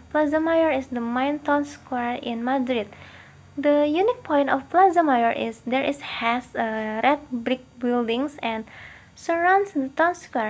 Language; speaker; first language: English; non-native, learner; Indonesian